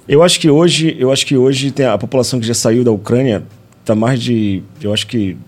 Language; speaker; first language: Portuguese; native; Portuguese